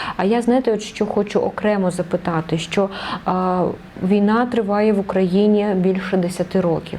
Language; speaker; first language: Ukrainian; native; Ukrainian